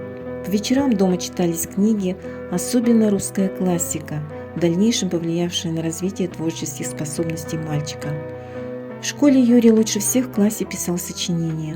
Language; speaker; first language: Russian; native; Russian